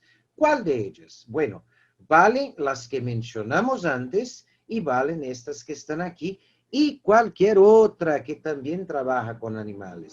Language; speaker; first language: Spanish; non-native, fluent; Portuguese